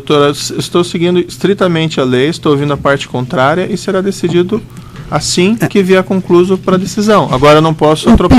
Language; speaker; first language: Portuguese; native; Portuguese